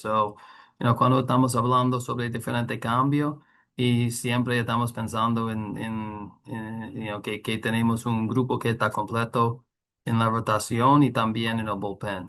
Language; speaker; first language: Spanish; non-native, learner; English